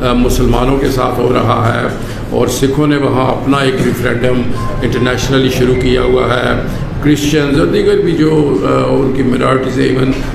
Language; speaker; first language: Urdu; non-native, local second language; Pahari-Potwari